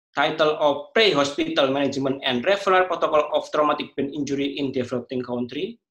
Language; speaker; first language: English; non-native, fluent; Indonesian